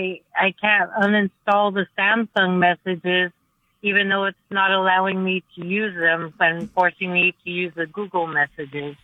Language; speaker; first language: English; native; English